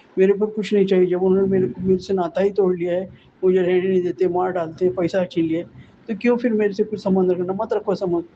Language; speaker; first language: Hindi; non-native, local second language; Marathi